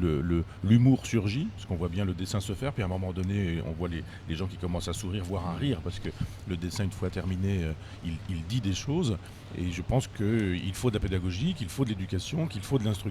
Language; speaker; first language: French; native; French